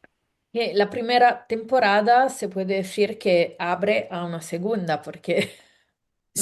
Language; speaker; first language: Spanish; non-native, fluent; Italian